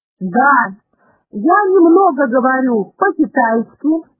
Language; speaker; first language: Russian; non-native, fluent; Chinese